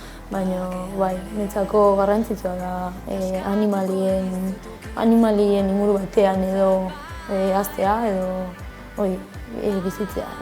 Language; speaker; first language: Basque; non-native, local second language; Spanish